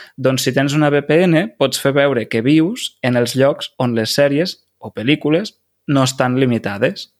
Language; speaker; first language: Catalan; native; Catalan